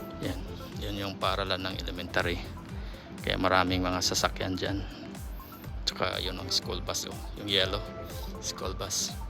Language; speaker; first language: Filipino; non-native, local second language; Cebuano